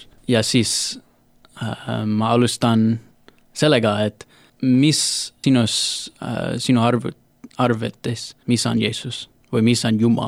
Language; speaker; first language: Estonian; non-native, learner; English